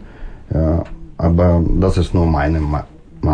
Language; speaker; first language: German; non-native, learner; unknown